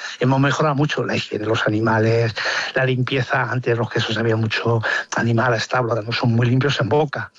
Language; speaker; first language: Spanish; native; Spanish